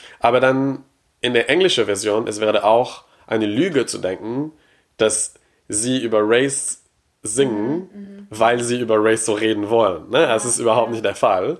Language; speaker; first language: German; non-native, fluent; French